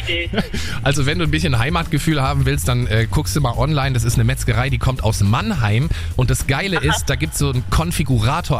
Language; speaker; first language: German; native; German